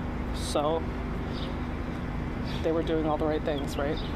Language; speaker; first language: English; native; English